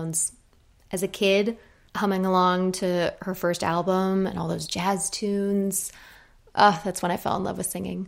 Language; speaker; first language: English; native; English